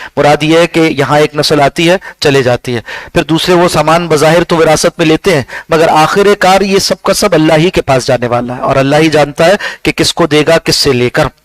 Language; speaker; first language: Urdu; native; Urdu